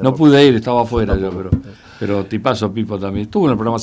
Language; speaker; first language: Spanish; native; Spanish